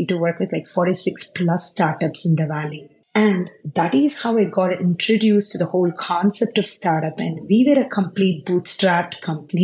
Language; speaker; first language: English; non-native, local second language; Tamil